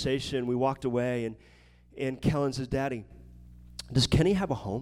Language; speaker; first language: English; native; English